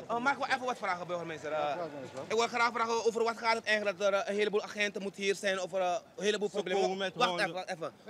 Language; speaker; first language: Dutch; non-native, local second language; Sranan Tongo